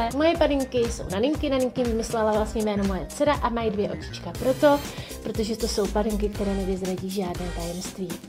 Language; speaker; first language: Czech; native; Czech